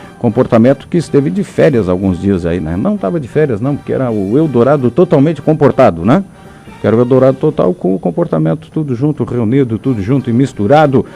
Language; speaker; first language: Portuguese; native; Portuguese